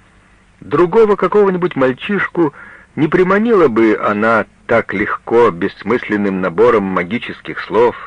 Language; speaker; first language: Russian; native; Russian